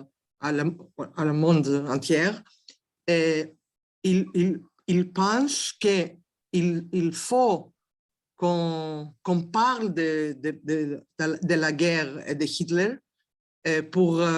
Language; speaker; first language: French; non-native, learner; Greek